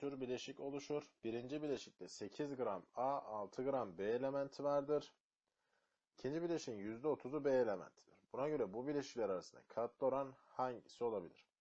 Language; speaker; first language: Turkish; native; Turkish